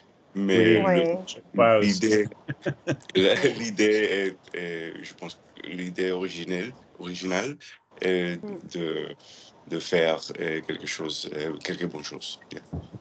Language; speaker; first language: French; non-native, learner; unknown